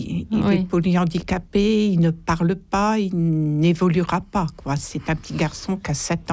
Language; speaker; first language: French; native; French